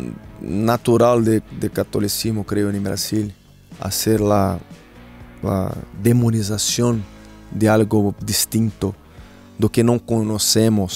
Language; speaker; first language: Spanish; non-native, fluent; Portuguese